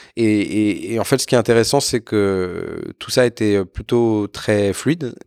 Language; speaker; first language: French; native; French